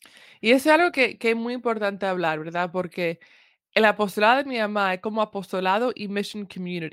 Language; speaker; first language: Spanish; early bilingual, heritage; Spanish